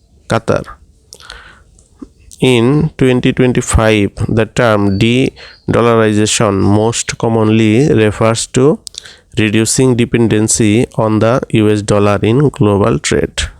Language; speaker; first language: English; non-native, local second language; Bangla